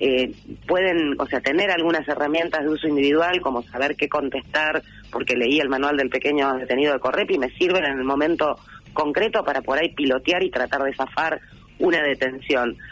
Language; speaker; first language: Spanish; native; Spanish